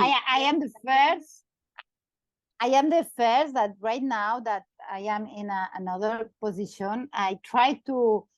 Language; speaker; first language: English; non-native, learner; Catalan